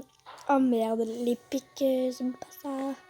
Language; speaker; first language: French; native; French